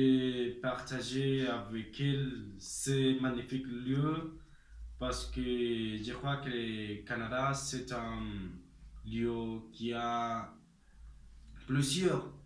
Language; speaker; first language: French; non-native, learner; Spanish